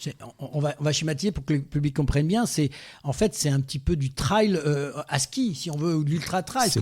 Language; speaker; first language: French; native; French